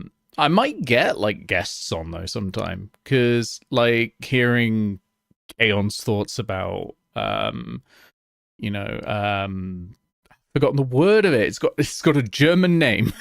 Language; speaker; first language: English; native; English